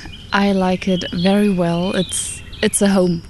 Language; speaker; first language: English; non-native, fluent; German